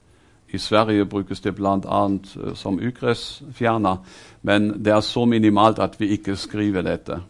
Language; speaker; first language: Norwegian; non-native, fluent; German